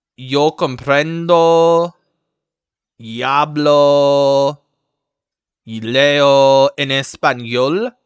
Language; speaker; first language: Spanish; non-native, learner; English